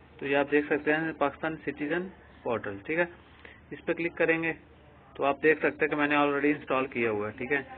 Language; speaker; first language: Urdu; non-native, local second language; Punjabi